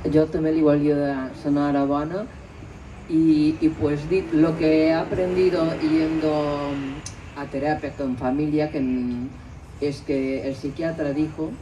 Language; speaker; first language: Spanish; non-native, local second language; Catalan